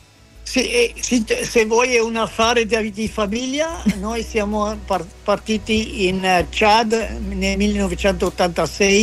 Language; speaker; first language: Italian; non-native, fluent; French